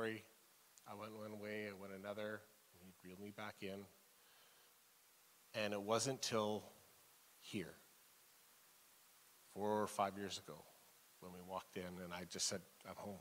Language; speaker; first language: English; native; English